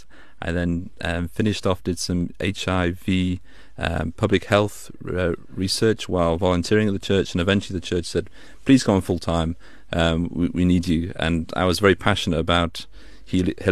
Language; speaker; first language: English; native; English